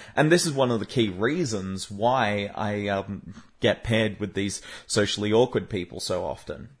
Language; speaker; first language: English; native; English